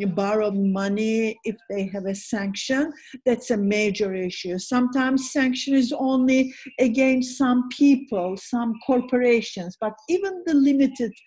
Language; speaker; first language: English; non-native, fluent; Turkish